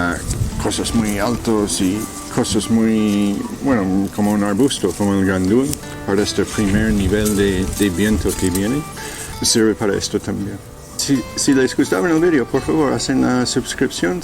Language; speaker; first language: Spanish; non-native, fluent; English